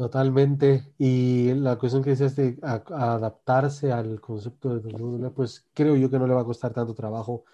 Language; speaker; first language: Spanish; native; Spanish